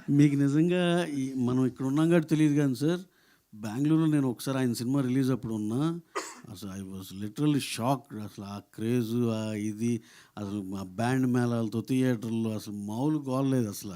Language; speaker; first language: Telugu; native; Telugu